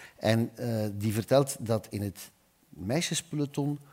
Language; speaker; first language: Dutch; native; Dutch